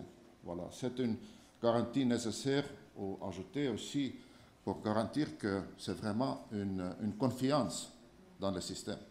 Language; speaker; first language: French; non-native, fluent; Estonian